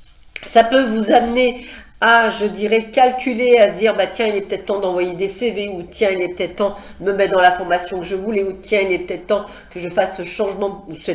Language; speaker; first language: French; native; French